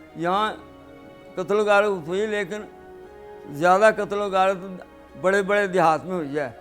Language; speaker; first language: Urdu; non-native, local second language; Punjabi